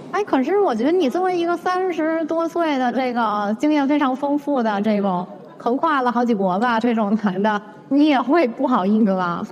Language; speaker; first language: Chinese; native; Chinese